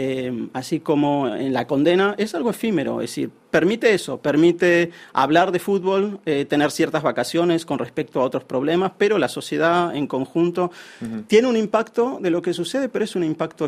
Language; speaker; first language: Spanish; native; Spanish